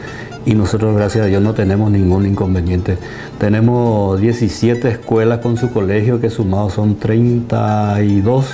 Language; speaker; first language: Spanish; native; Spanish